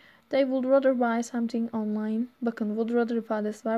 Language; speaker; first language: English; non-native, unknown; Turkish